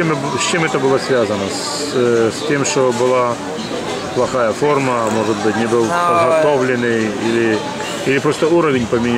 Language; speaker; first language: Russian; native; Russian